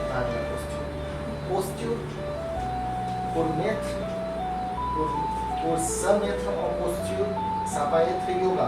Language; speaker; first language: French; non-native, learner; Hindi